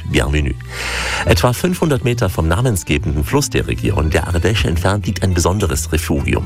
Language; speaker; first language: German; native; German